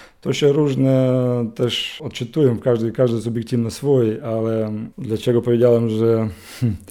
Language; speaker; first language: Polish; non-native, learner; Ukrainian